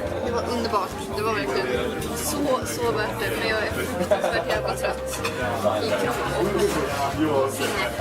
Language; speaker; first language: Swedish; native; Swedish